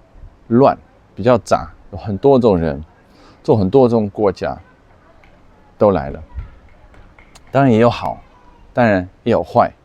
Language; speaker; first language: Chinese; non-native, fluent; Dutch